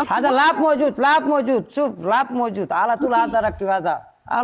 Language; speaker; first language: Arabic; non-native, learner; Bangla